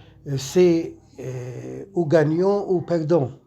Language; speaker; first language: French; non-native, local second language; Arabic